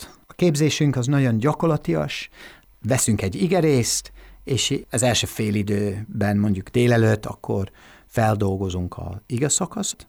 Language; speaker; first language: Hungarian; non-native, fluent; English